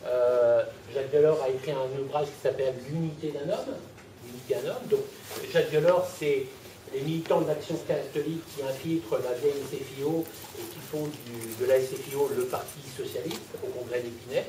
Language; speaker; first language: French; native; French